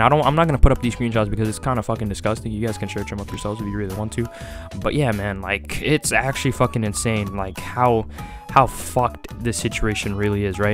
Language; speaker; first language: English; native; English